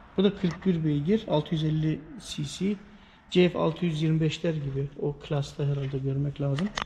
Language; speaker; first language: Turkish; early bilingual, heritage; Turkish